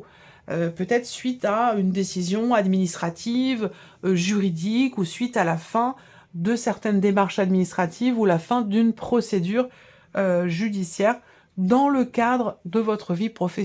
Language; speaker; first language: French; native; French